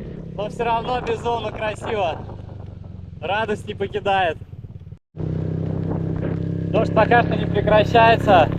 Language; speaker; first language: Russian; native; Russian